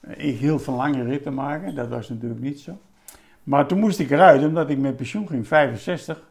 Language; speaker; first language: Dutch; native; Dutch